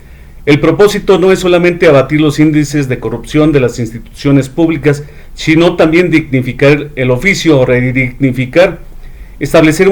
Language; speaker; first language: Spanish; native; Spanish